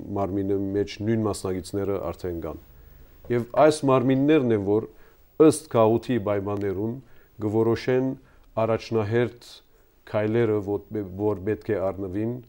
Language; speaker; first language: Armenian; native; Armenian